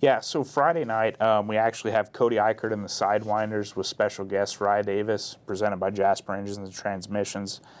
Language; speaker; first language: English; native; English